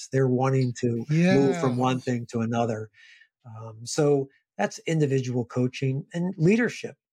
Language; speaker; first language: English; native; English